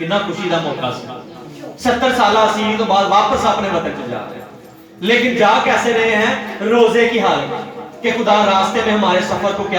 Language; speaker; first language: Urdu; native; Urdu